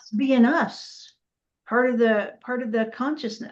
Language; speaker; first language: English; native; English